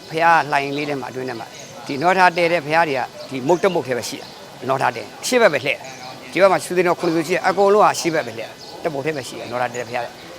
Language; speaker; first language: Burmese; native; Burmese